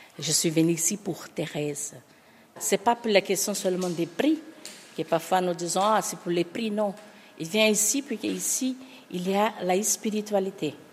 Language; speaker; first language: French; non-native, fluent; Portuguese